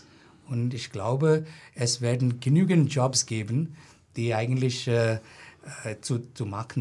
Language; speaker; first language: German; non-native, fluent; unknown